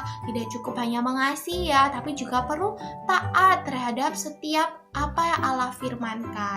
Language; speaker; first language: Indonesian; native; Indonesian